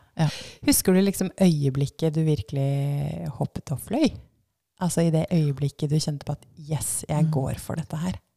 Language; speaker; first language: Norwegian; native; Norwegian